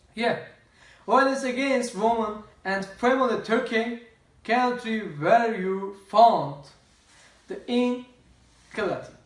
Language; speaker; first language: English; non-native, learner; Turkish